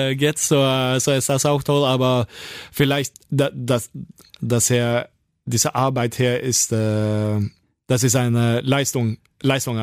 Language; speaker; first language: German; non-native, learner; Norwegian